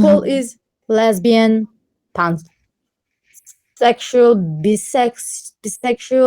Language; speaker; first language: English; non-native, learner; Turkish